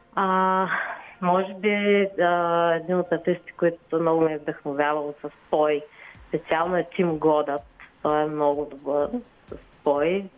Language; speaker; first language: Bulgarian; native; Bulgarian